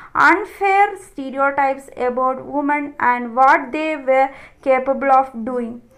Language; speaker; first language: English; non-native, local second language; Malayalam